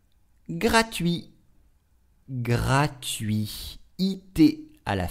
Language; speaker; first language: French; native; French